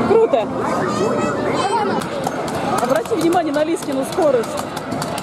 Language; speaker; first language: Russian; native; Russian